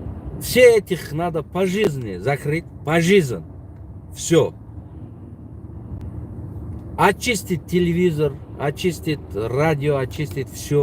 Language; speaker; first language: Russian; non-native, local second language; Tajik